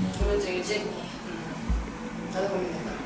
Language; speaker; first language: Korean; non-native, learner; Japanese